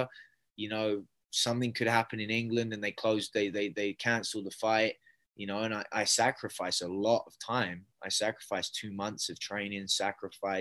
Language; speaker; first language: English; native; English